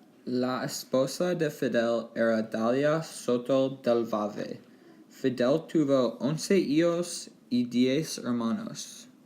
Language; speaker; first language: Spanish; non-native, learner; English